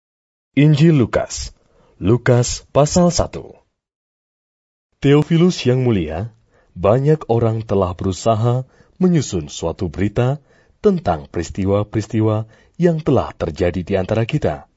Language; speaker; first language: Indonesian; native; Indonesian